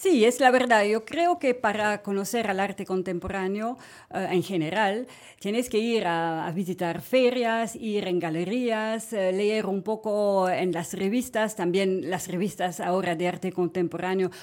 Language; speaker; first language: Spanish; non-native, fluent; French